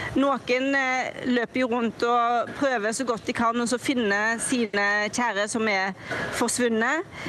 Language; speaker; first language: Norwegian; native; Norwegian